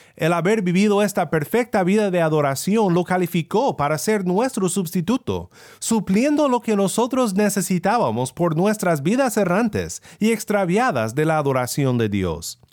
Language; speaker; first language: Spanish; non-native, fluent; English